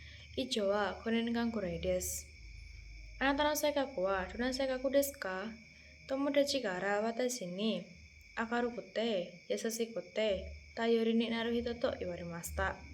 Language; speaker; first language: Japanese; non-native, learner; Indonesian